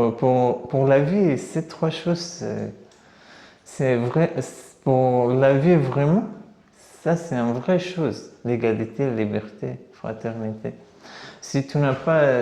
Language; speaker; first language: French; non-native, learner; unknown